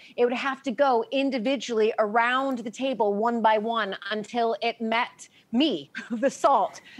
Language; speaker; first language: English; native; English